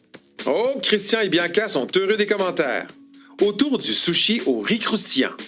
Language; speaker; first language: French; native; French